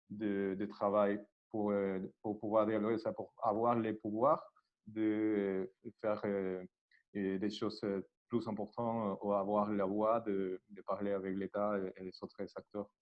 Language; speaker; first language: French; non-native, learner; Spanish